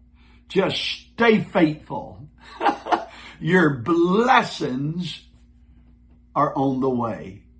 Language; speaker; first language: English; native; English